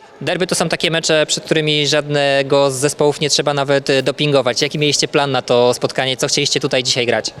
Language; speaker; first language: Polish; native; Polish